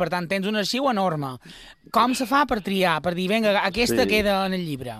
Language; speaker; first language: Catalan; native; Catalan